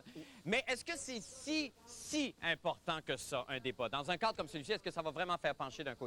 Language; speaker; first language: French; native; French